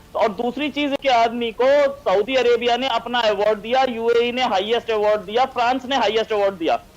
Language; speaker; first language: Hindi; native; Hindi